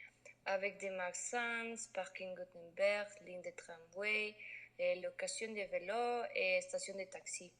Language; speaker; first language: French; non-native, learner; Spanish